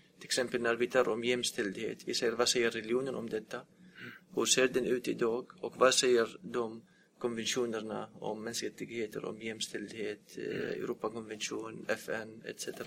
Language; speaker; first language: Swedish; non-native, fluent; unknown